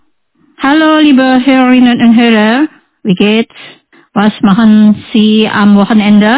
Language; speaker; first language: German; non-native, fluent; Indonesian